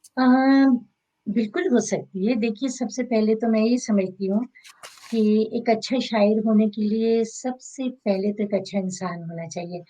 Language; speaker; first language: Urdu; native; Urdu